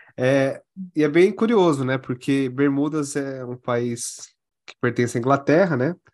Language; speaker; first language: Portuguese; native; Portuguese